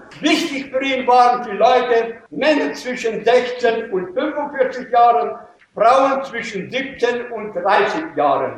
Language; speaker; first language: German; native; German